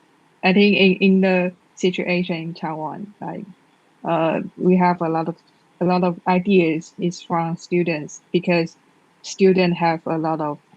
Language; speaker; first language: English; non-native, learner; Chinese